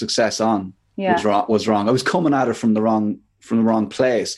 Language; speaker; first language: English; native; English